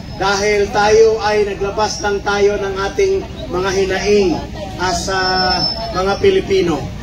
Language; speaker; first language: Filipino; non-native, local second language; Cebuano